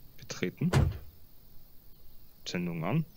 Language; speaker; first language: German; native; German